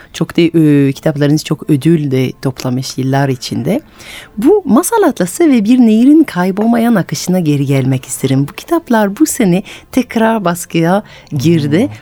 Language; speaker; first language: Turkish; non-native, fluent; French